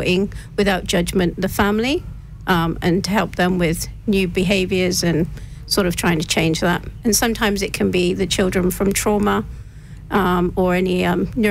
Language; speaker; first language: English; native; English